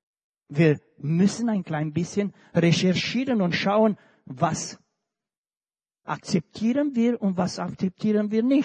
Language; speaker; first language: German; non-native, fluent; Romanian